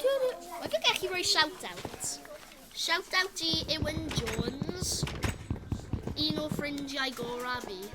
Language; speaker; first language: Welsh; non-native, local second language; English